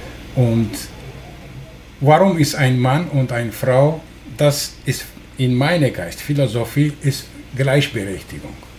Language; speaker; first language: German; non-native, learner; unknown